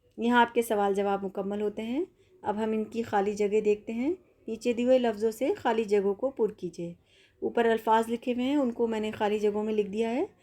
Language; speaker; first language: Urdu; native; Urdu